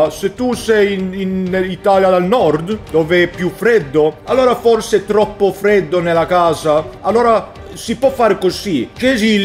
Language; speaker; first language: Italian; non-native, learner; Swedish